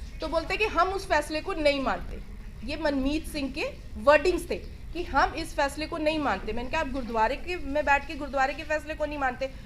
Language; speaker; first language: Hindi; non-native, local second language; Punjabi